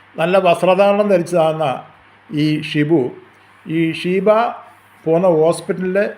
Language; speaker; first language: Malayalam; native; Malayalam